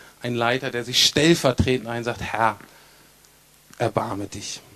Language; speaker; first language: German; native; German